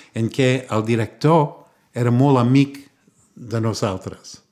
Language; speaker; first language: Catalan; non-native, learner; English